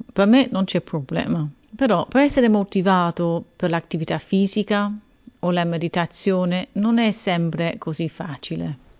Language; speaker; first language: Italian; non-native, fluent; English